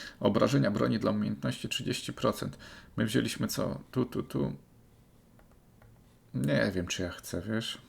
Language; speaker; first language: Polish; native; Polish